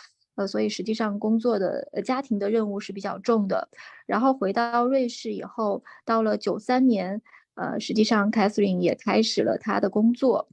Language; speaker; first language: Chinese; native; Chinese